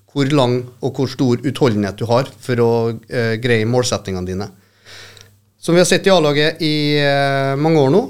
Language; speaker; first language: Norwegian; native; Norwegian